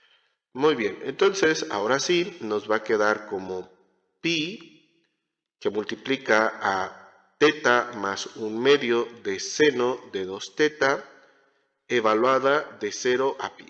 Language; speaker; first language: Spanish; native; Spanish